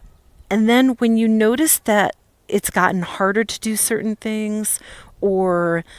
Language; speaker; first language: English; native; English